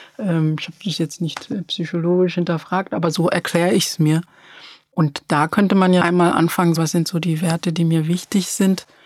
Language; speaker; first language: German; early bilingual, other home language; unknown